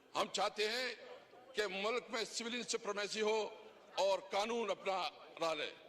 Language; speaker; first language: Urdu; non-native, local second language; Pashto